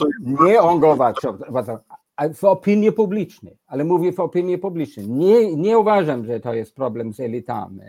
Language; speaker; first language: Polish; non-native, fluent; English